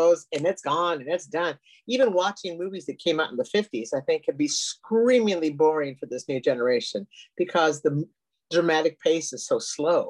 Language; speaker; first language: English; native; English